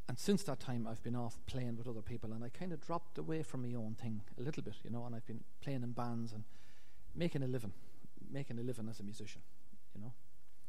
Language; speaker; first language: English; native; English